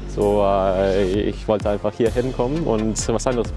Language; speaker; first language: German; early bilingual, heritage; German